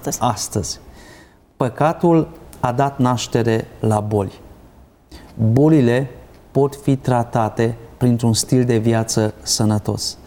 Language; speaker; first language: Romanian; non-native, local second language; Hungarian